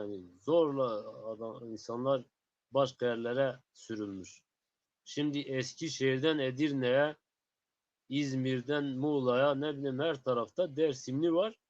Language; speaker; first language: Turkish; non-native, local second language; Zaza